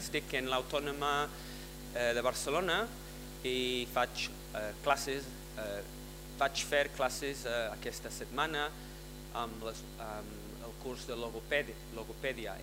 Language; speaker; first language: Catalan; non-native, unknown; English